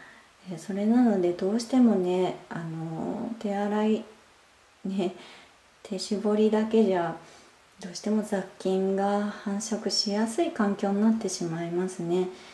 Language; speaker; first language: Japanese; native; Japanese